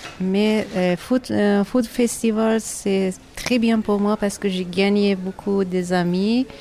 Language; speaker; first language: French; non-native, learner; Persian